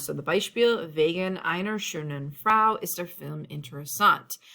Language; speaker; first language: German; non-native, fluent; English